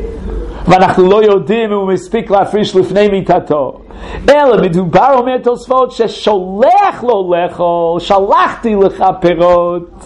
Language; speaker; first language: Hebrew; non-native, fluent; English